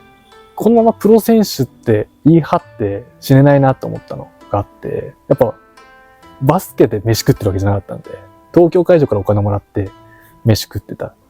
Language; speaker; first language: Japanese; native; Japanese